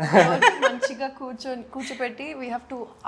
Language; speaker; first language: Telugu; non-native, local second language; Urdu